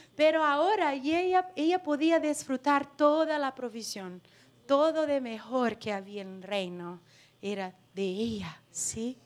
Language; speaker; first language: Spanish; non-native, fluent; Portuguese